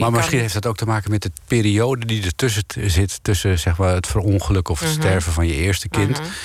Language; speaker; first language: Dutch; native; Dutch